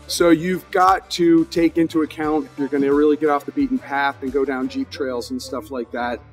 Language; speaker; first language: English; native; English